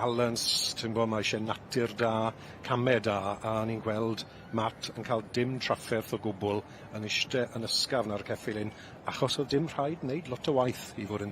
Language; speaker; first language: Welsh; native; Welsh